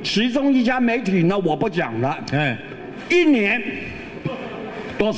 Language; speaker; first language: Chinese; native; Chinese